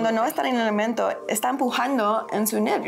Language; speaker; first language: Spanish; early bilingual, heritage; English